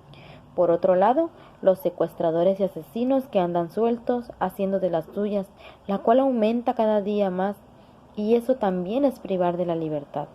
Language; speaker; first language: Spanish; native; Spanish